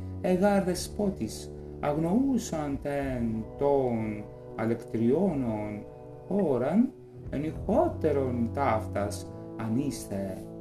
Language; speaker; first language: Greek; non-native, learner; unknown